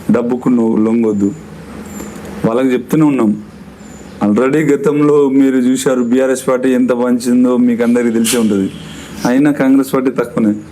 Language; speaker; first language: Telugu; non-native, local second language; Lambadi